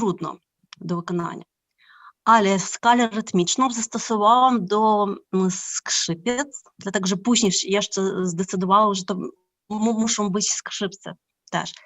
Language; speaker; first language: Polish; non-native, fluent; Ukrainian